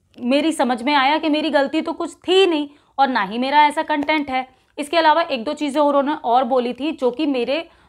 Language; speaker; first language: Hindi; native; Hindi